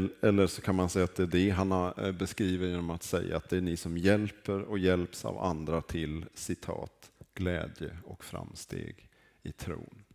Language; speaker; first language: Swedish; native; Swedish